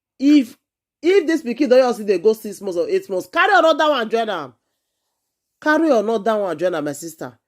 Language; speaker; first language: Nigerian Pidgin; native; Nigerian Pidgin